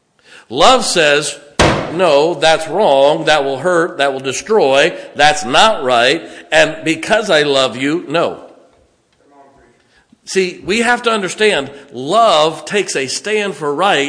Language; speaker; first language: English; native; English